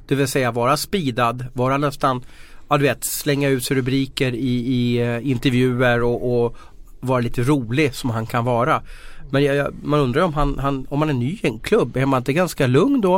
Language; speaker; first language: Swedish; native; Swedish